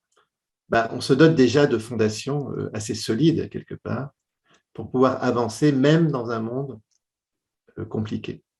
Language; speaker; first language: French; native; French